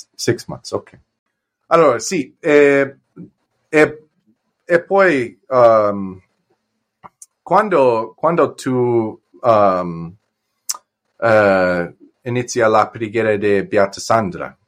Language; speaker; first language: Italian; non-native, learner; English